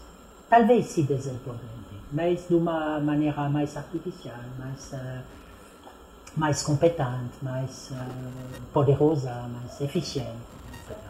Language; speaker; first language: Portuguese; non-native, fluent; French